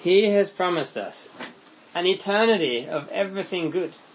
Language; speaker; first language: English; native; English